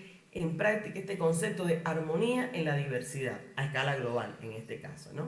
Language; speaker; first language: Spanish; native; Spanish